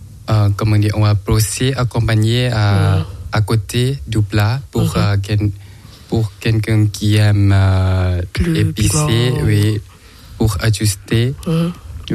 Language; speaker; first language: French; non-native, learner; Thai